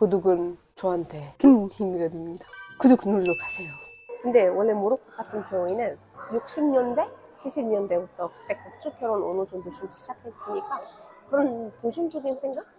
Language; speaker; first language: Korean; non-native, fluent; Arabic